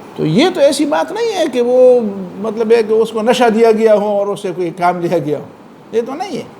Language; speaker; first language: Urdu; non-native, local second language; Pashto